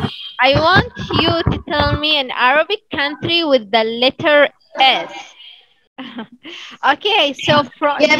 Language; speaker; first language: English; non-native, fluent; Arabic